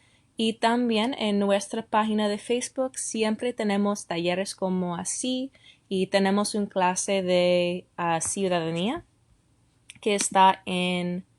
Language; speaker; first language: Spanish; non-native, fluent; English